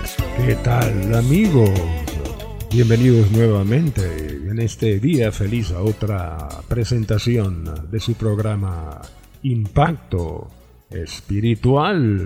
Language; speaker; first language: Spanish; native; Spanish